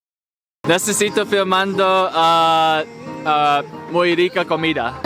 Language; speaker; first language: Spanish; non-native, learner; English